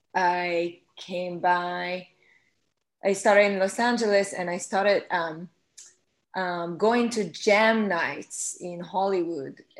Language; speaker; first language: English; non-native, fluent; Hebrew